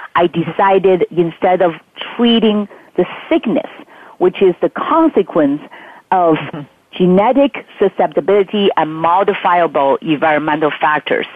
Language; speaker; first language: English; non-native, fluent; Chinese